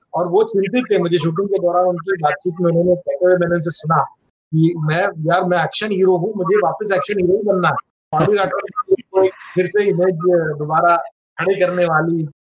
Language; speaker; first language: Hindi; non-native, local second language; Marathi